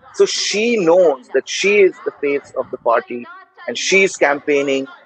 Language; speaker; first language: English; non-native, local second language; Bangla